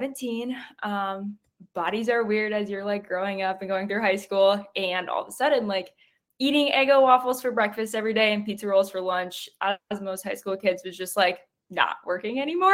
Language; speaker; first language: English; native; English